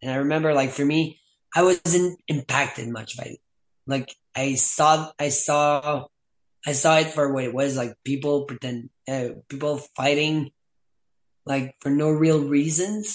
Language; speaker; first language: English; non-native, fluent; French